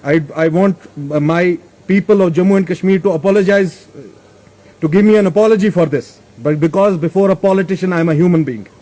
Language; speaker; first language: English; non-native, local second language; Kashmiri